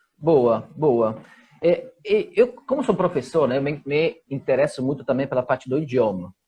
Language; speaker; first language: Portuguese; non-native, fluent; Italian